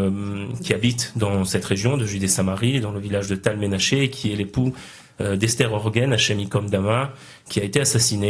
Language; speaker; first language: French; native; French